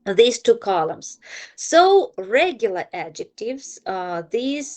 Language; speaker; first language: English; non-native, fluent; Ukrainian